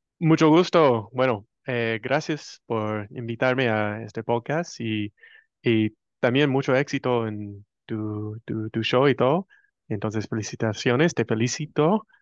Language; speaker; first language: Spanish; non-native, fluent; English